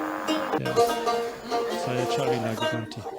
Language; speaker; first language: Indonesian; non-native, fluent; German